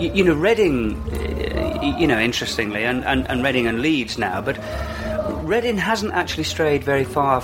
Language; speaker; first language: English; native; English